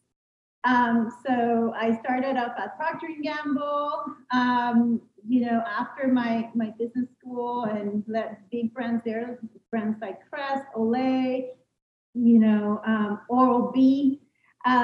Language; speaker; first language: English; non-native, fluent; Spanish